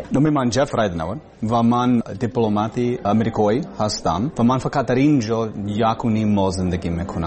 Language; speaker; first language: Persian; non-native, learner; English